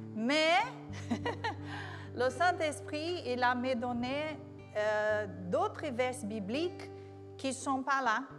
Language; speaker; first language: French; non-native, learner; Portuguese